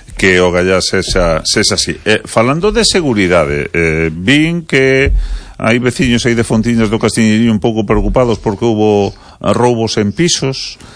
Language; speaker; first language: Galician; non-native, local second language; Spanish